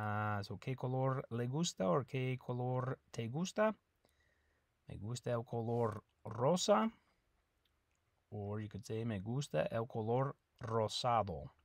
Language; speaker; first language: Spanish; non-native, fluent; English